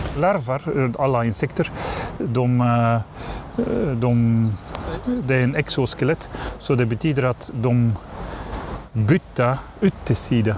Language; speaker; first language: Swedish; non-native, learner; Dutch